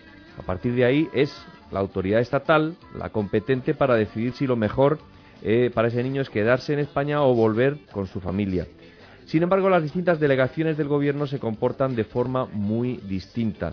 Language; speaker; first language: Spanish; native; Spanish